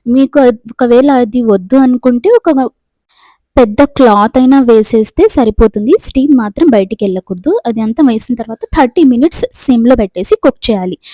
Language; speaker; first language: Telugu; non-native, local second language; Urdu